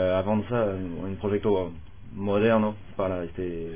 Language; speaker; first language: Spanish; non-native, fluent; French